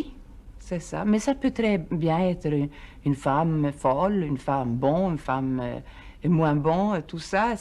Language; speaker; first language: French; non-native, fluent; Swedish